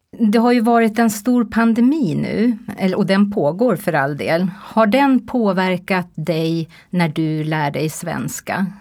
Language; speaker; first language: Swedish; native; Swedish